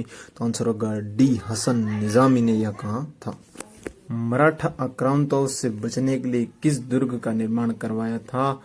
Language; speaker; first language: Hindi; native; Hindi